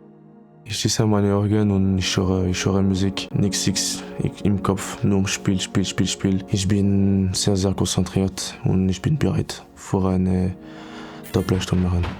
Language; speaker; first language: German; non-native, learner; French